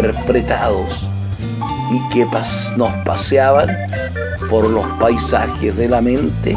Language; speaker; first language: Spanish; native; Spanish